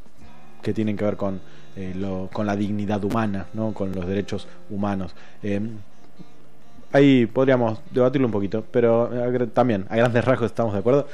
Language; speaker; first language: Spanish; native; Spanish